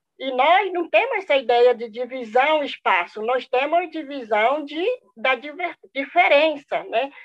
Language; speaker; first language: Portuguese; non-native, local second language; Guarani